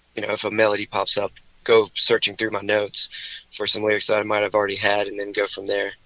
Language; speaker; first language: English; native; English